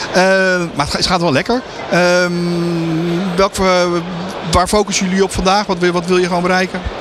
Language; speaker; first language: Dutch; native; Dutch